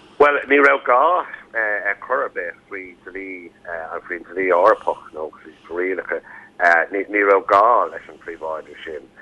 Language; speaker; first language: Irish; non-native, local second language; English